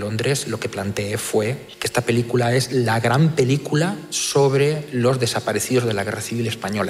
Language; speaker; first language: Spanish; native; Spanish